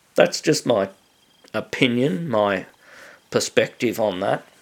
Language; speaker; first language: English; native; English